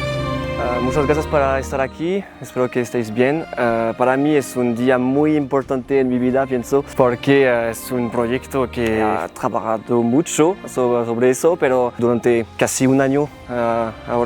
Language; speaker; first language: Spanish; non-native, learner; French